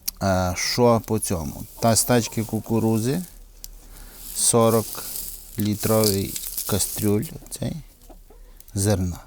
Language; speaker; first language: Ukrainian; native; Ukrainian